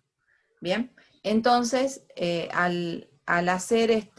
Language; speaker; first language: Spanish; native; Spanish